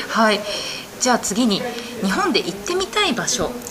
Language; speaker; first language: Japanese; native; Japanese